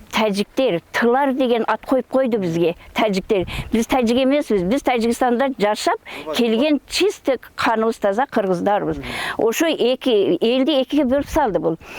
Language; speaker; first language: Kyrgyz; early bilingual, heritage; Kyrgyz